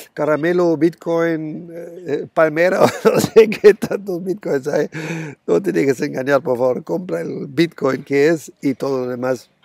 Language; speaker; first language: Spanish; non-native, fluent; German